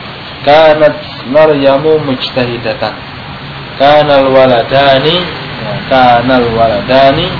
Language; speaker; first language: Arabic; non-native, fluent; Indonesian